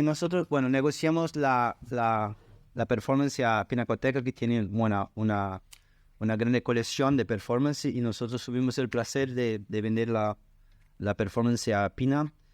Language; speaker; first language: Spanish; non-native, learner; Portuguese